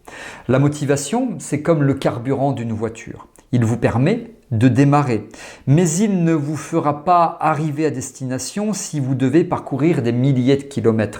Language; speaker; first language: French; native; French